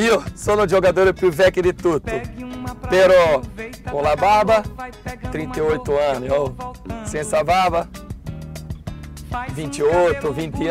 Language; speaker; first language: Italian; non-native, learner; Portuguese